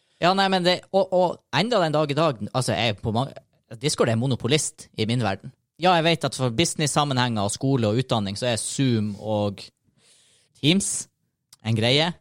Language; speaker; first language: Norwegian; native; Norwegian